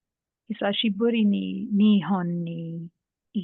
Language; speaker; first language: Japanese; non-native, learner; English